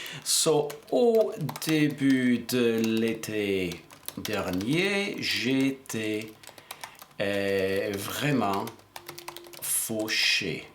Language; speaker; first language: French; non-native, fluent; English